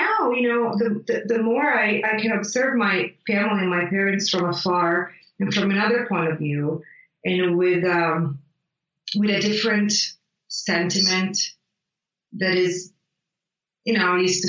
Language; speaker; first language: English; non-native, fluent; Italian